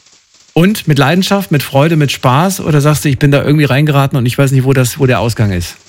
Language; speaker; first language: German; native; German